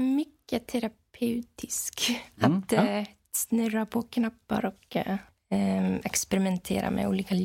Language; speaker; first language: Swedish; non-native, fluent; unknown